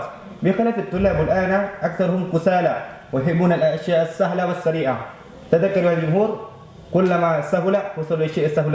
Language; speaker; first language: Arabic; non-native, learner; Indonesian